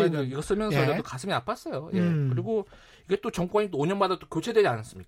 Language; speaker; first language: Korean; native; Korean